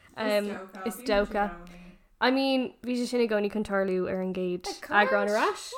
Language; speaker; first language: Irish; non-native, local second language; English